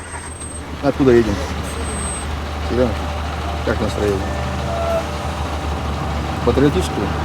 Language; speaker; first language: Russian; native; Russian